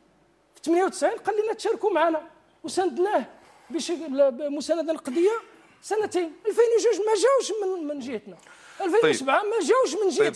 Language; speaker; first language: Arabic; native; Arabic